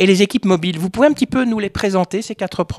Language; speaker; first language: French; native; French